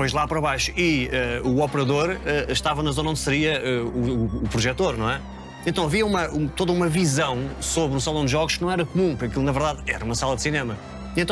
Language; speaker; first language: Portuguese; native; Portuguese